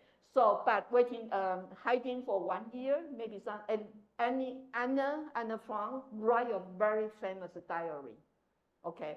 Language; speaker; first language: English; non-native, fluent; Chinese